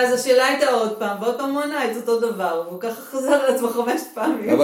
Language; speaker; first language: Hebrew; native; Hebrew